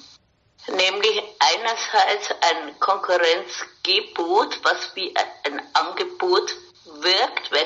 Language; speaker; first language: German; native; German